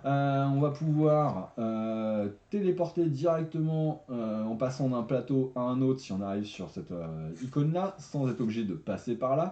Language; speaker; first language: French; native; French